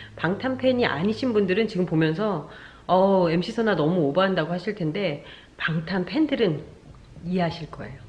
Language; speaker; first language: Korean; native; Korean